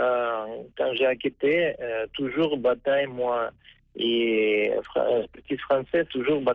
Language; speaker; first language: French; non-native, learner; Russian